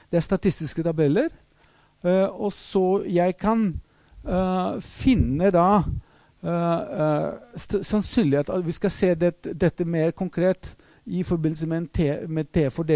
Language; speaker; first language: Norwegian; non-native, fluent; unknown